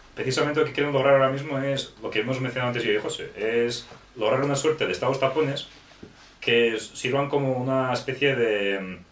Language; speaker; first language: Spanish; non-native, fluent; Ukrainian